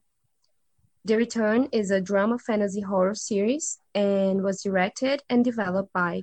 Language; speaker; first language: English; non-native, fluent; Portuguese